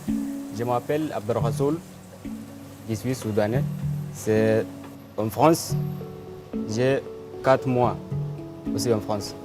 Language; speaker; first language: French; non-native, learner; Arabic